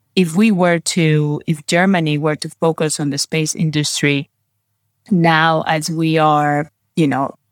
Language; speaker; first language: English; non-native, fluent; Spanish